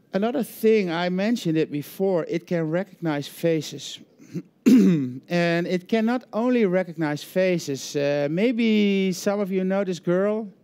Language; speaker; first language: English; non-native, fluent; Dutch